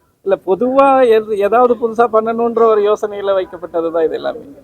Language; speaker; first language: Tamil; native; Tamil